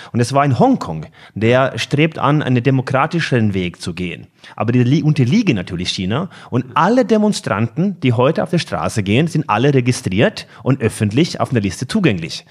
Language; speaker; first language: German; non-native, fluent; Norwegian